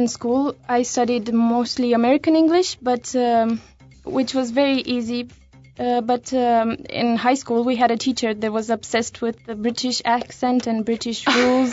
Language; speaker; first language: English; non-native, fluent; Romanian